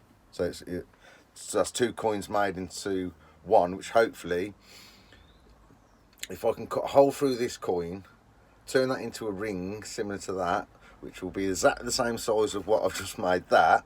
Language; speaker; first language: English; native; English